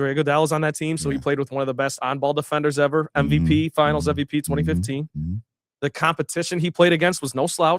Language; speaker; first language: English; native; English